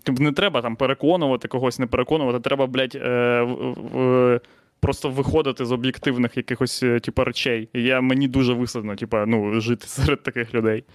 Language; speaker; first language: Ukrainian; non-native, local second language; Russian